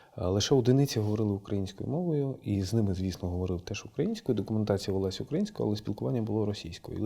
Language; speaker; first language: Ukrainian; non-native, local second language; Russian